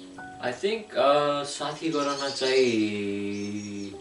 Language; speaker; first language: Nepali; early bilingual, heritage; Nepali